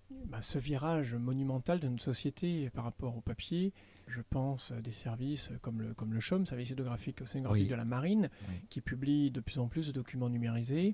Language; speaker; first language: French; native; French